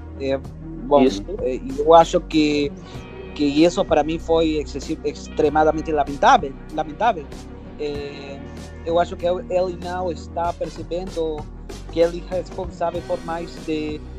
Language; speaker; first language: Portuguese; non-native, fluent; Spanish